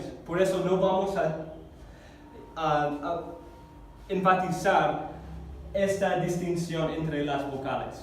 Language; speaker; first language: Spanish; non-native, fluent; English